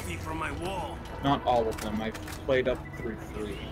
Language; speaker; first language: English; native; English